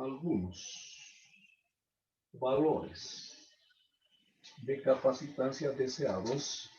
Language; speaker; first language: Spanish; native; Spanish